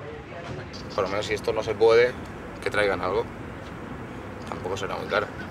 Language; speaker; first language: Spanish; native; Spanish